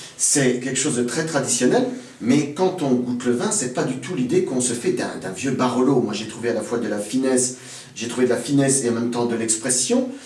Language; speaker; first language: French; native; French